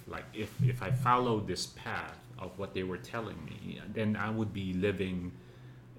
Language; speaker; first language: English; non-native, local second language; Filipino